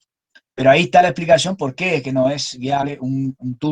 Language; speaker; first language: Spanish; native; Spanish